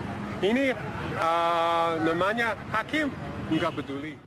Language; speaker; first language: Indonesian; non-native, learner; English